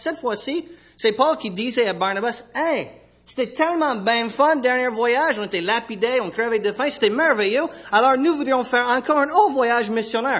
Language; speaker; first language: French; non-native, fluent; English